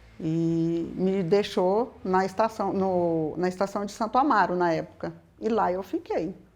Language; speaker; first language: Portuguese; native; Portuguese